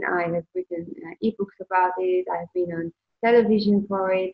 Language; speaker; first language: English; non-native, fluent; Hebrew